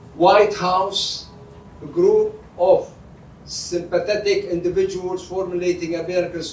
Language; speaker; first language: English; non-native, fluent; Arabic